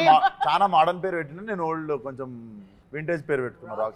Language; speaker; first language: Telugu; native; Telugu